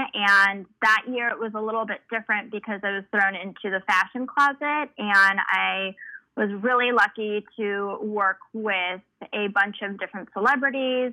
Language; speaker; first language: English; early bilingual, other home language; Spanish